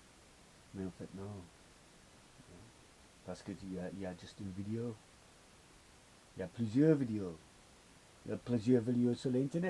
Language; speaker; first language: French; non-native, learner; English